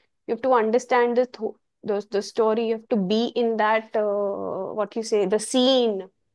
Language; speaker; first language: English; non-native, local second language; Hindi